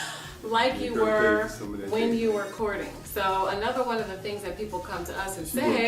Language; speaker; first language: English; native; English